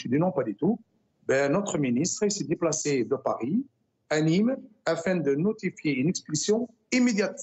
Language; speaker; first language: French; non-native, local second language; Arabic